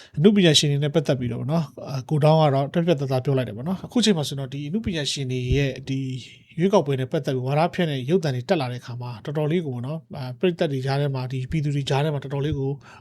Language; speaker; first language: Burmese; native; Burmese